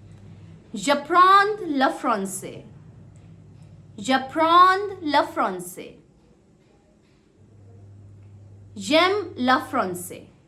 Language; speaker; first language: French; non-native, fluent; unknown